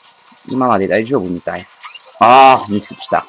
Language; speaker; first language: Japanese; non-native, learner; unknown